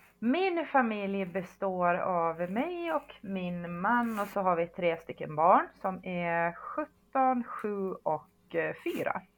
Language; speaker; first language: Swedish; native; Swedish